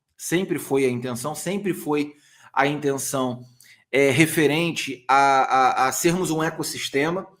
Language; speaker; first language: Portuguese; native; Portuguese